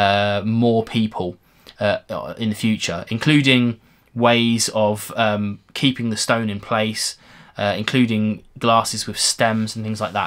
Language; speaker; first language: English; native; English